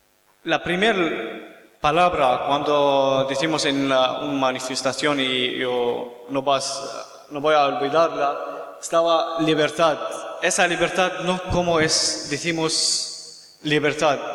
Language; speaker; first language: Spanish; non-native, learner; Kurdish